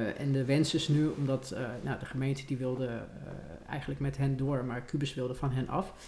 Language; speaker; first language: Dutch; native; Dutch